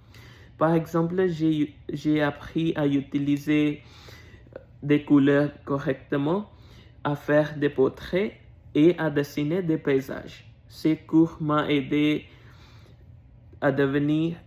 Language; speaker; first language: French; non-native, learner; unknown